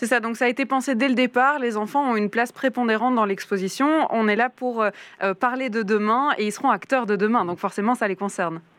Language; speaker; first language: French; native; French